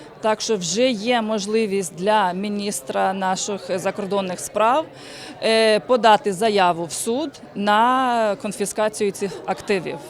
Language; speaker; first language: Ukrainian; early bilingual, heritage; Ukrainian